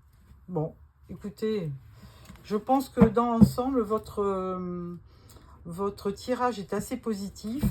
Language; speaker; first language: French; native; French